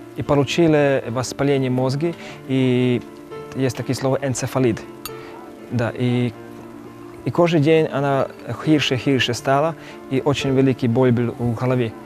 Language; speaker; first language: Russian; non-native, local second language; Romany